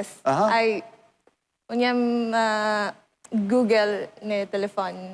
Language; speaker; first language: Albanian; non-native, learner; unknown